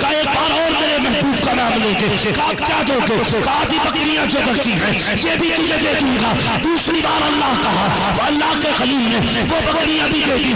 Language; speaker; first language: Hindi; native; Hindi